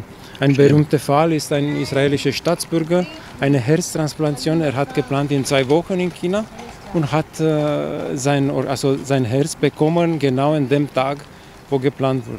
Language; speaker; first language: German; non-native, fluent; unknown